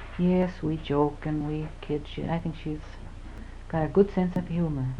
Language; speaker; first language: English; early bilingual, other home language; Finnish